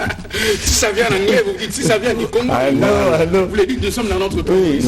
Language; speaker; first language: French; non-native, local second language; Lingala